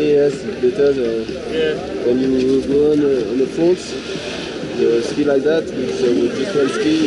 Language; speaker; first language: English; non-native, learner; French